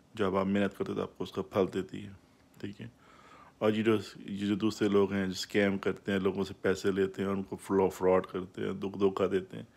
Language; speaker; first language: Urdu; non-native, local second language; Saraiki